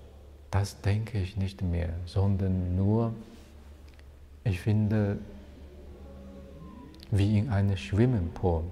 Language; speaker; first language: German; non-native, fluent; Chinese